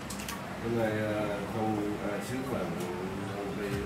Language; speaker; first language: Vietnamese; native; Vietnamese